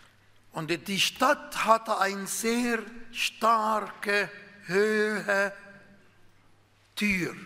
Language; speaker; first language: German; non-native, fluent; Arabic